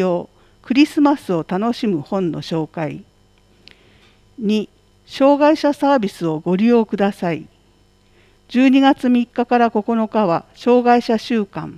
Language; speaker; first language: Japanese; native; Japanese